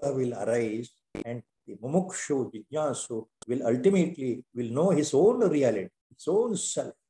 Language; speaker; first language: English; non-native, local second language; Kannada